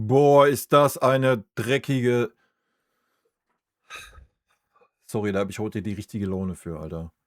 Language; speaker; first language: German; native; German